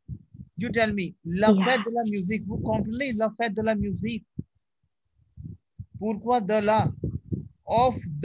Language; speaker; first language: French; non-native, fluent; Hindi